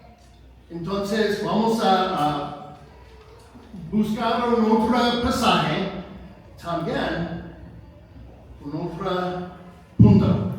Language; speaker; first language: Spanish; non-native, fluent; English